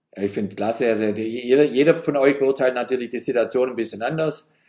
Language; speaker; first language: German; native; German